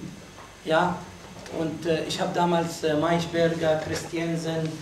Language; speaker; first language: German; non-native, fluent; Arabic